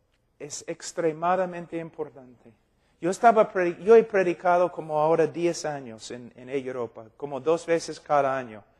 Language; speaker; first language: Spanish; non-native, fluent; English